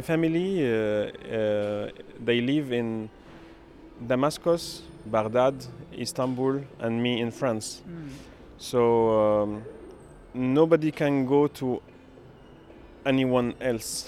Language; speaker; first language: English; non-native, learner; Arabic